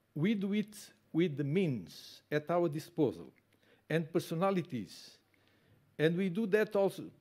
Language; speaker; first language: English; non-native, fluent; Portuguese